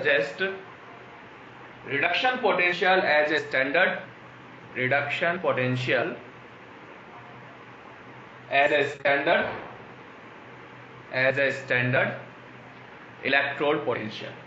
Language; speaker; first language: English; non-native, local second language; Hindi